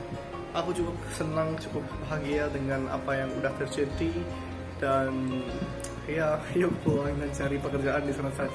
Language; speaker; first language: Indonesian; non-native, learner; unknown